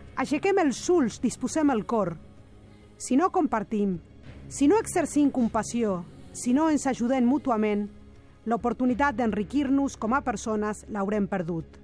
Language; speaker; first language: Catalan; non-native, fluent; Spanish